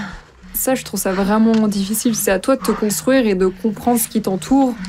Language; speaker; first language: French; native; French